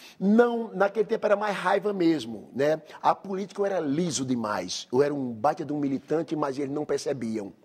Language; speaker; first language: Portuguese; native; Portuguese